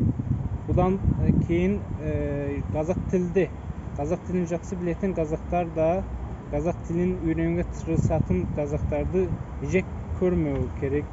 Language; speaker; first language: Kazakh; non-native, fluent; Azerbaijani